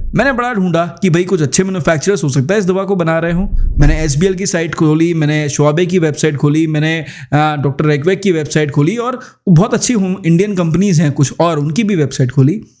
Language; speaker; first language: Hindi; native; Hindi